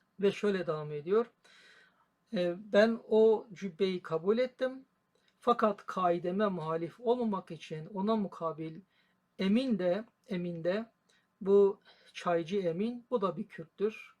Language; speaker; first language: Turkish; native; Turkish